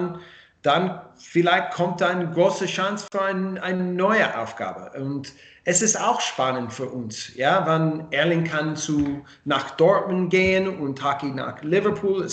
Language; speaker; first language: German; non-native, learner; English